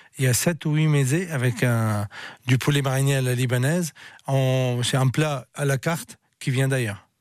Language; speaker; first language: French; non-native, local second language; Arabic